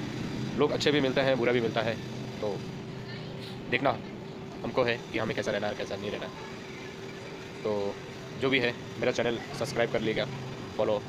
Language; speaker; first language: Hindi; non-native, local second language; Bangla